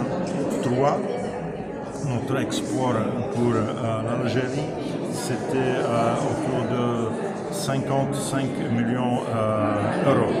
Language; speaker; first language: French; non-native, fluent; Czech